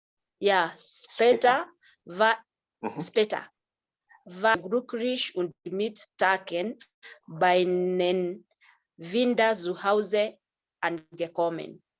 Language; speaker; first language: German; non-native, learner; Kikuyu